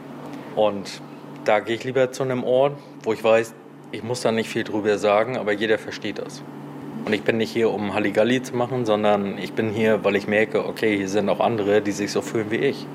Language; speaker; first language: German; native; German